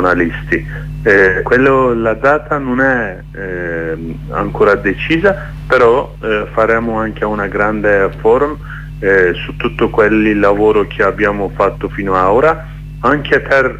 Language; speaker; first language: Italian; non-native, learner; Kurdish